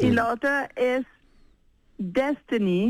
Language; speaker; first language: Spanish; non-native, fluent; English